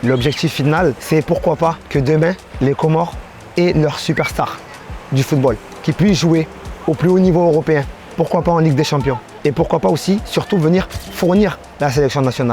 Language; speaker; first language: French; native; French